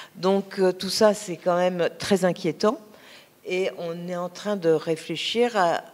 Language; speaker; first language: French; native; French